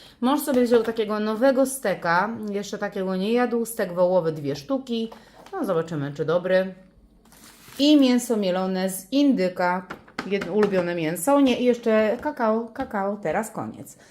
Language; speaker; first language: Polish; native; Polish